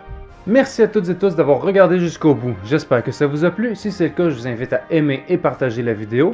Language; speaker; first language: French; native; French